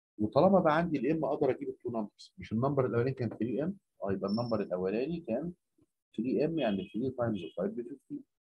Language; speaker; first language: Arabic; native; Arabic